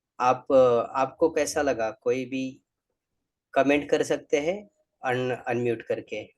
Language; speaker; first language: Hindi; non-native, local second language; Marathi